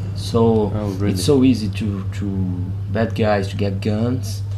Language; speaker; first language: English; non-native, fluent; Portuguese